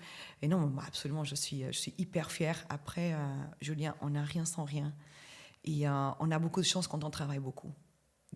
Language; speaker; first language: French; native; French